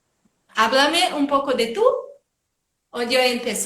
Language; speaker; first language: Spanish; non-native, fluent; Portuguese